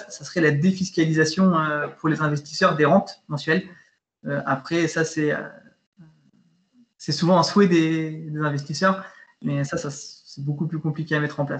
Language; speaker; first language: French; native; French